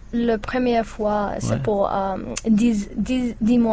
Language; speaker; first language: French; non-native, learner; English